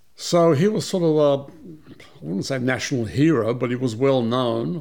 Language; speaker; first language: English; early bilingual, other home language; Serbian